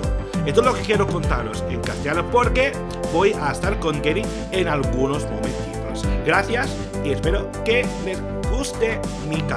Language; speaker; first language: Spanish; non-native, learner; English